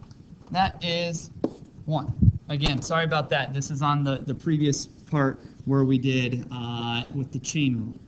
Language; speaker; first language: English; native; English